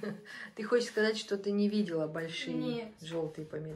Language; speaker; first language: Russian; native; Russian